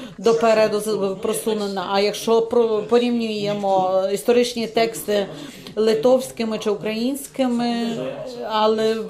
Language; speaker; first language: Ukrainian; non-native, fluent; Polish